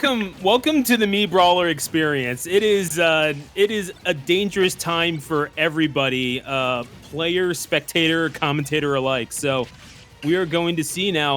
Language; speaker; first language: English; native; English